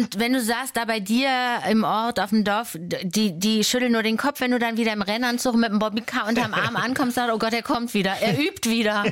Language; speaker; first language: German; native; German